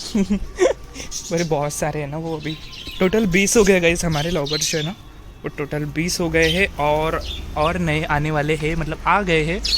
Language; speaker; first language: Hindi; non-native, local second language; Marathi